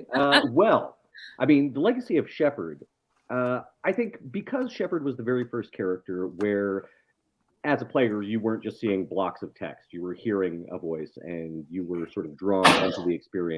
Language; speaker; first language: English; native; English